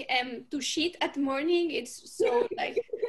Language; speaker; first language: English; non-native, learner; Spanish